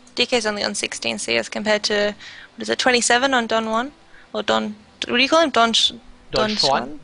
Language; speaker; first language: English; native; English